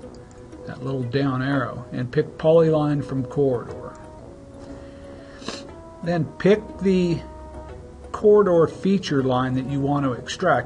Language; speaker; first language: English; native; English